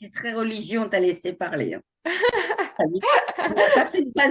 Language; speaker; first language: French; native; French